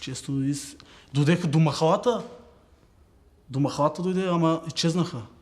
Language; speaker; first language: Bulgarian; non-native, local second language; Turkish